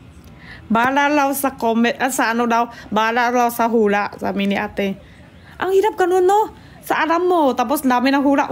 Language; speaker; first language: Filipino; non-native, learner; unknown